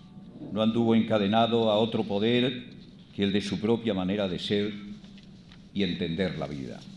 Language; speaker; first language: Spanish; native; Spanish